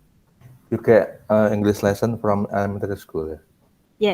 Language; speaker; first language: English; non-native, learner; Indonesian